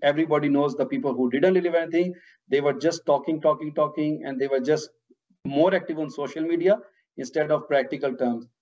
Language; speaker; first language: English; non-native, local second language; Urdu